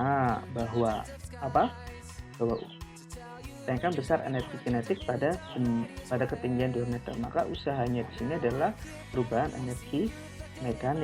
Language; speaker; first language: Indonesian; native; Indonesian